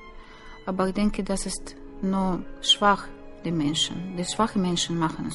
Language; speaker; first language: German; non-native, learner; Russian